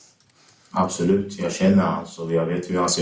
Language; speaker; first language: Swedish; early bilingual, other home language; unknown